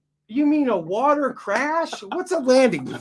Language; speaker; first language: English; native; English